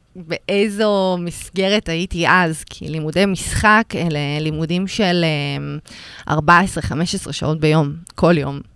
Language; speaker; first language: Hebrew; early bilingual, other home language; Russian